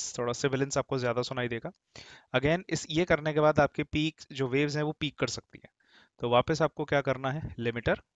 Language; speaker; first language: Hindi; native; Hindi